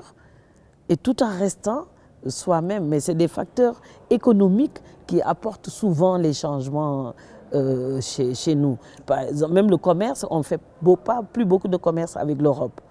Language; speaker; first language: French; non-native, local second language; Wolof